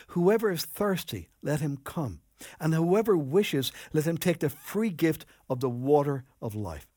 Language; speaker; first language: English; native; English